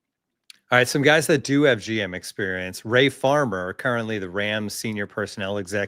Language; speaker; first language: English; native; English